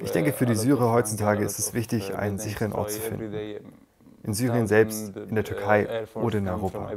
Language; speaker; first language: German; non-native, fluent; Arabic